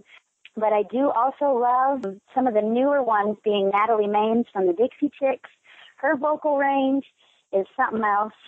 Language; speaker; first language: English; native; English